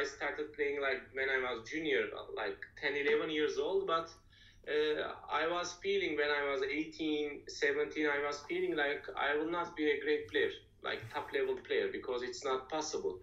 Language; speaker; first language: English; non-native, fluent; Turkish